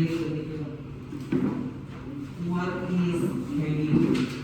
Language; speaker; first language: English; non-native, learner; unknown